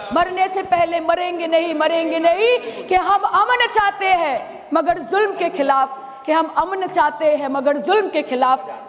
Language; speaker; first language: Hindi; non-native, local second language; Bangla